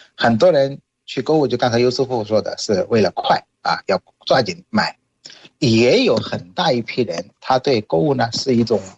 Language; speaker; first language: Chinese; non-native, fluent; Bangla